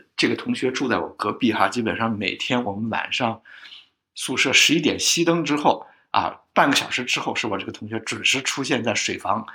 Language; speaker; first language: Chinese; native; Chinese